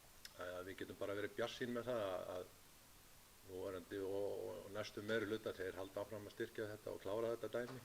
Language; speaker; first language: Icelandic; native; Icelandic